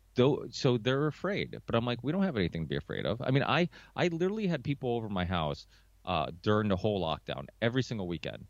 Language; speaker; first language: English; early bilingual, other home language; Portuguese